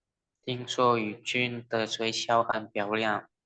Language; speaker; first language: Chinese; non-native, learner; Indonesian